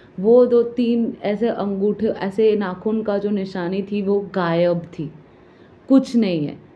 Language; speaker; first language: Hindi; non-native, local second language; Bangla